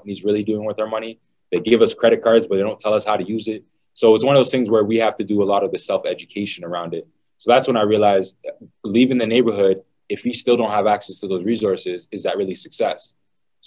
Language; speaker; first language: English; native; English